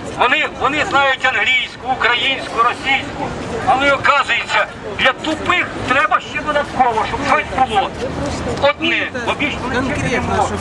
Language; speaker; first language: Ukrainian; native; Ukrainian